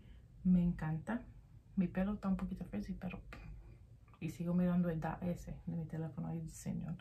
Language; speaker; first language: Spanish; early bilingual, heritage; Spanish